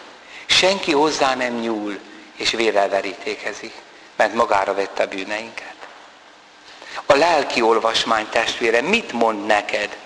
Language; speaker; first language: Hungarian; native; Hungarian